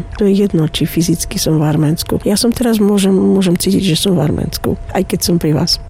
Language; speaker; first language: Slovak; non-native, fluent; Armenian